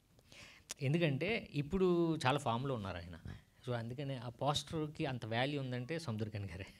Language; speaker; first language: Telugu; native; Telugu